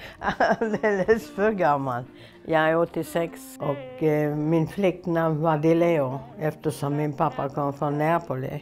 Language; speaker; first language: Swedish; non-native, fluent; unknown